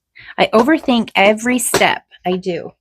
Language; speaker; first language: English; native; English